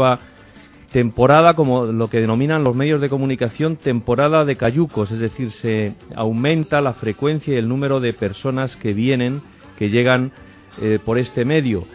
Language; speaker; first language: Spanish; native; Spanish